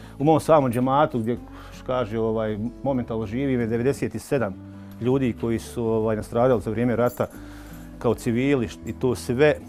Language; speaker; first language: Serbian; native; Serbian